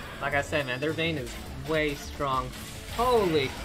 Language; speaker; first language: English; native; English